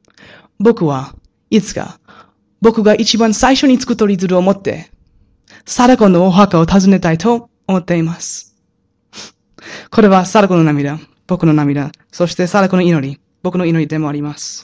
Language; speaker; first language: Japanese; non-native, learner; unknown